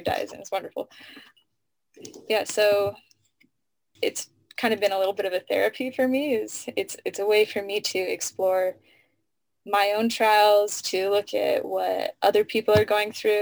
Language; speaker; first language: English; native; English